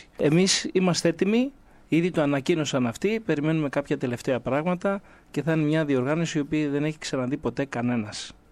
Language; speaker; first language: Greek; native; Greek